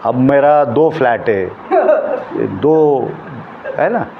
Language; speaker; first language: Hindi; non-native, local second language; Marathi